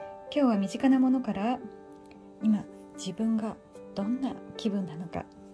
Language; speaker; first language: Japanese; native; Japanese